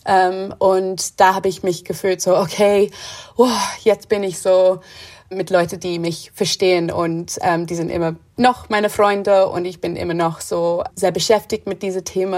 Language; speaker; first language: German; non-native, fluent; English